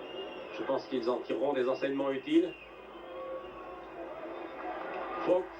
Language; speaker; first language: French; native; French